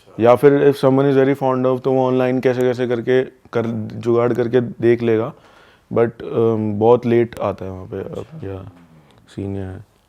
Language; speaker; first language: Hindi; non-native, fluent; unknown